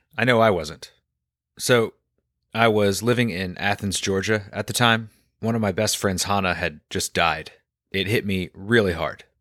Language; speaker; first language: English; native; English